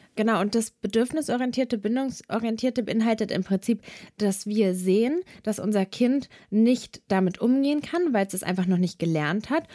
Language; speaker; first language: German; early bilingual, other home language; Serbian